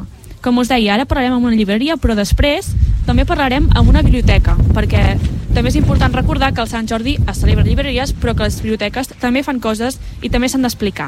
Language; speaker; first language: Catalan; native; Catalan